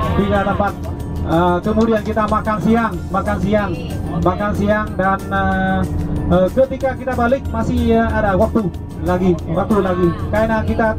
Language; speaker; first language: Indonesian; non-native, learner; Vietnamese